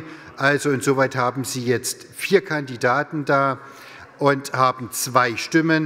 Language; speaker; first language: German; native; German